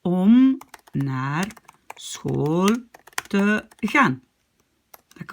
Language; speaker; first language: Dutch; non-native, fluent; French